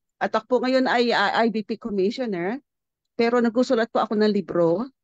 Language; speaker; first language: Filipino; non-native, local second language; Cebuano